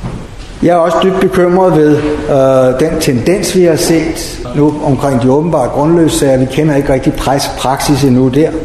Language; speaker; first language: Danish; native; Danish